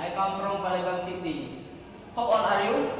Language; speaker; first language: English; non-native, learner; Indonesian